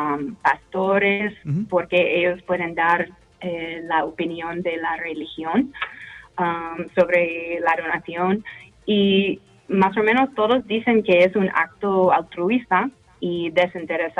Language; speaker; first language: Spanish; non-native, fluent; English